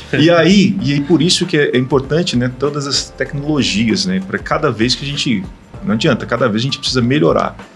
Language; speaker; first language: Portuguese; native; Portuguese